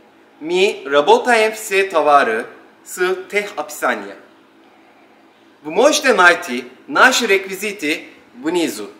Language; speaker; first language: Russian; non-native, learner; Turkish